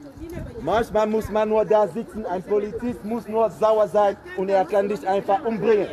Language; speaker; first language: German; non-native, fluent; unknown